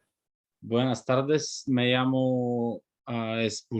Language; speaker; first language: Spanish; non-native, learner; Bulgarian